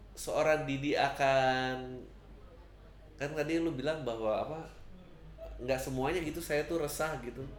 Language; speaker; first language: Indonesian; native; Indonesian